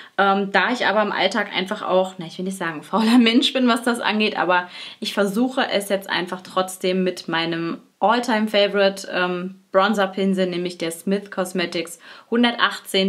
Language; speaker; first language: German; native; German